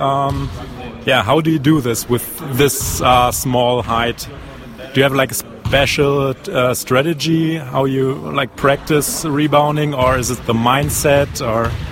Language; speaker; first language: English; non-native, fluent; German